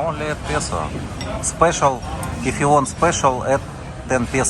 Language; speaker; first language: English; non-native, learner; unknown